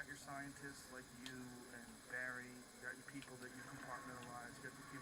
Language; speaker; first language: English; native; English